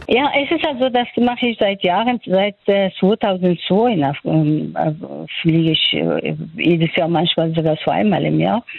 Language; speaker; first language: German; non-native, fluent; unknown